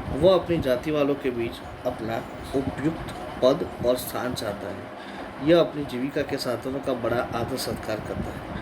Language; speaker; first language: Hindi; non-native, local second language; Gujarati